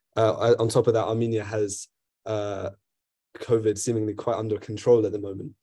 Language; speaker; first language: English; native; English